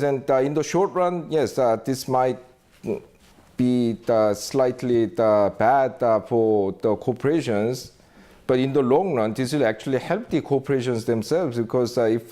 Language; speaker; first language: English; non-native, fluent; Korean